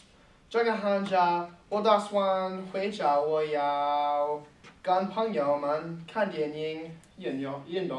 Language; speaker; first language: Chinese; non-native, learner; English